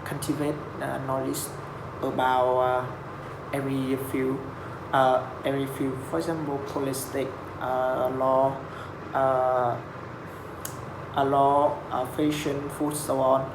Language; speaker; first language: English; non-native, learner; Vietnamese